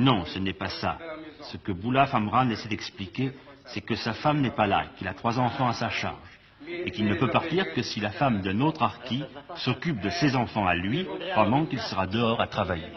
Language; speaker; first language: French; native; French